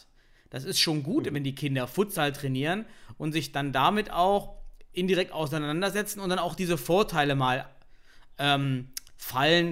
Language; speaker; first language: German; native; German